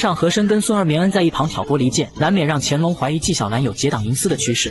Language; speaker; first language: Chinese; native; Chinese